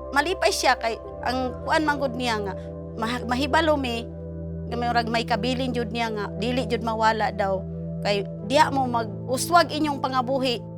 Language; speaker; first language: Cebuano; non-native, local second language; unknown